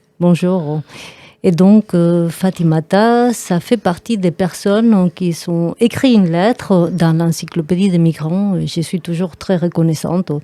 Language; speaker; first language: French; non-native, fluent; Spanish